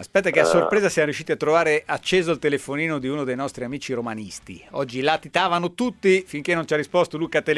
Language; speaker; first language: Italian; native; Italian